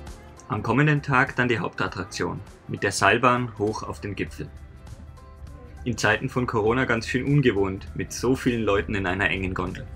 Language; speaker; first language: German; native; German